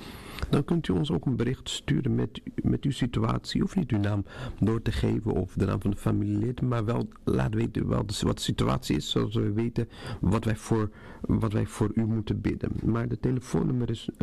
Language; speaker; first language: Dutch; non-native, fluent; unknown